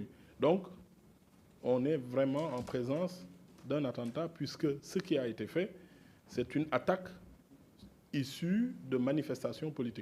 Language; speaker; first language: French; non-native, local second language; Wolof